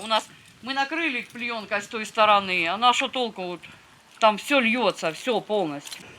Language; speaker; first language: Russian; native; Russian